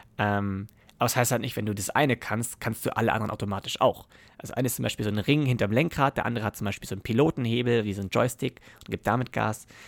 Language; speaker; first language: German; native; German